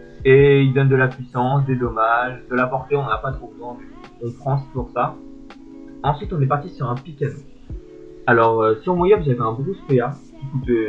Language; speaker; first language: French; native; French